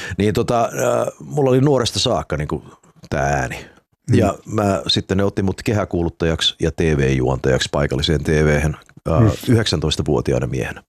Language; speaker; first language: Finnish; early bilingual, heritage; Finnish